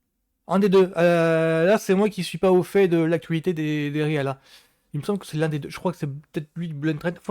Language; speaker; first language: French; native; French